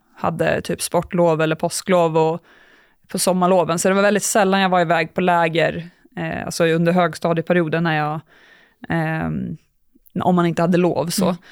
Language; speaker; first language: Swedish; native; Swedish